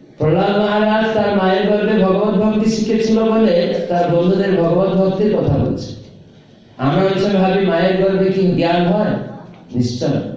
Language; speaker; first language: Bangla; non-native, fluent; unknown